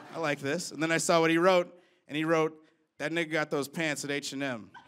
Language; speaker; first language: English; native; English